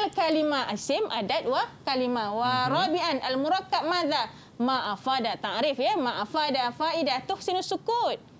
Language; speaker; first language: Arabic; non-native, fluent; Malay